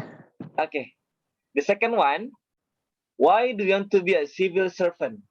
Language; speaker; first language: English; non-native, fluent; Indonesian